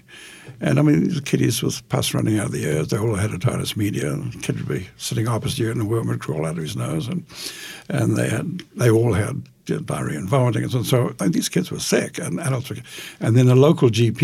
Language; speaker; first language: English; native; English